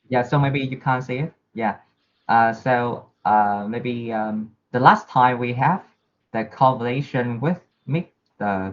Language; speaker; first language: English; non-native, learner; Vietnamese